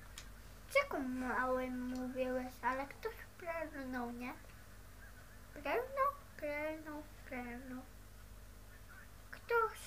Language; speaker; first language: Polish; early bilingual, heritage; Dutch